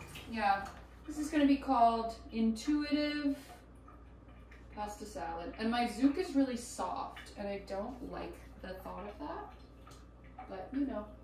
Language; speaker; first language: English; native; English